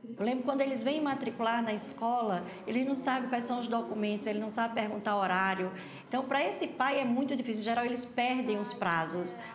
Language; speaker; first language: Portuguese; native; Portuguese